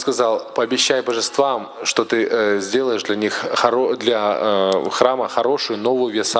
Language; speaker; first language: Russian; native; Russian